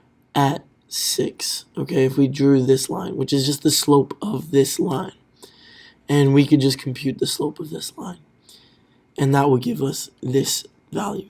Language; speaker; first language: English; native; English